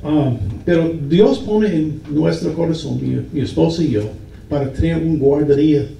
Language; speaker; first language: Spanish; non-native, learner; English